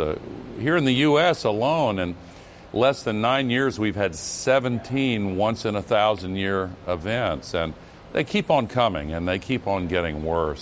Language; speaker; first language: English; native; English